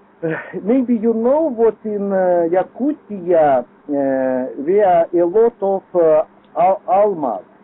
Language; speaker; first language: English; non-native, learner; Lithuanian